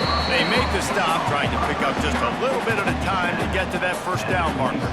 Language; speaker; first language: English; native; English